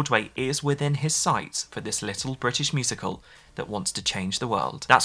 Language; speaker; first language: English; native; English